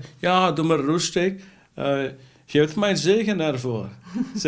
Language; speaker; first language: Dutch; non-native, fluent; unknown